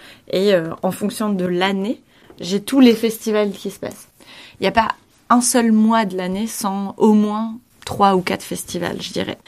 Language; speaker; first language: French; native; French